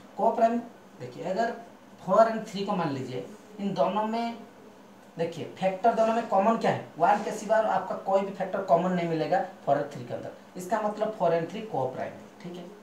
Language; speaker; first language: Hindi; non-native, local second language; Bangla